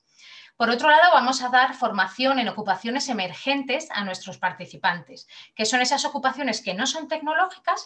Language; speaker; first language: Spanish; native; Spanish